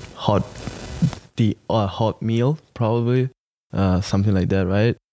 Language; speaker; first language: English; non-native, fluent; Italian